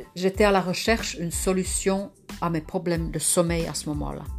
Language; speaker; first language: French; non-native, fluent; Finnish